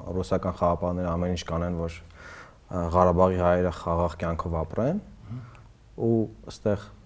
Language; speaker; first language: Armenian; native; Armenian